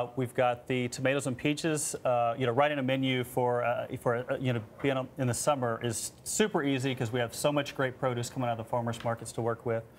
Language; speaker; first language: English; native; English